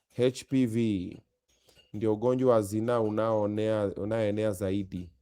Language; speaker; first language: Swahili; native; Swahili